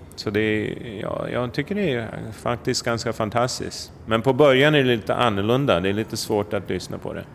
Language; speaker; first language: Swedish; native; Swedish